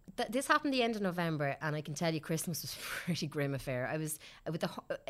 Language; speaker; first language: English; native; English